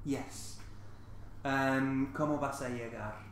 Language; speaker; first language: Spanish; non-native, fluent; English